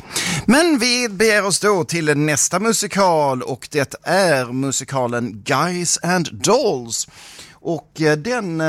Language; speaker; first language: Swedish; native; Swedish